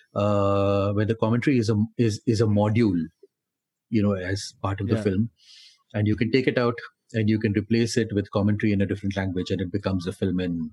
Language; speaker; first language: English; non-native, local second language; Hindi